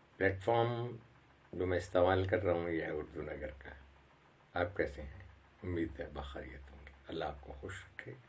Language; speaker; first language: Urdu; non-native, local second language; Punjabi